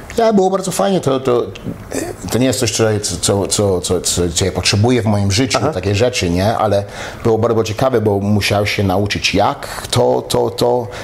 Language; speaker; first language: Polish; early bilingual, heritage; Polish